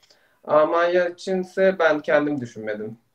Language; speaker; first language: Turkish; native; Turkish